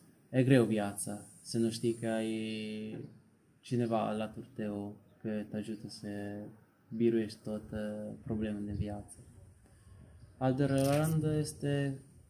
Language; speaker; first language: Romanian; non-native, learner; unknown